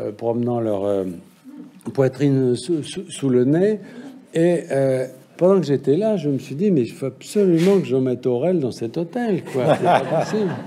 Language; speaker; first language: French; native; French